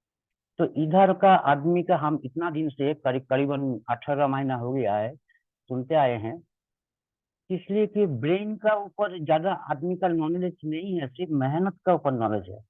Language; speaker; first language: Hindi; non-native, local second language; Bangla